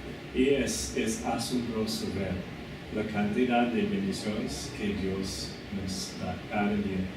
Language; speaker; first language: Spanish; non-native, fluent; English